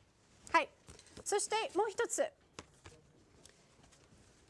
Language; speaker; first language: Japanese; non-native, fluent; English